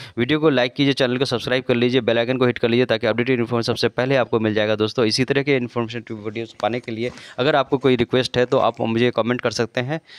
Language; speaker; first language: Hindi; native; Hindi